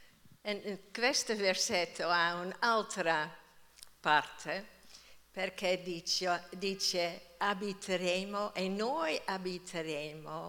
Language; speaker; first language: Italian; non-native, fluent; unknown